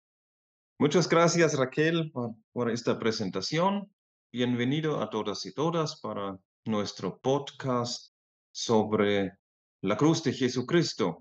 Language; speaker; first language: Spanish; non-native, fluent; German